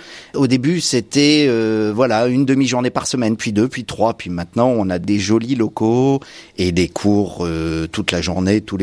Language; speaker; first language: French; native; French